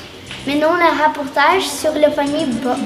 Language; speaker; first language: French; non-native, learner; Lithuanian